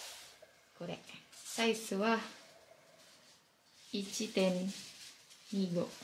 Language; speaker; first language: Japanese; non-native, learner; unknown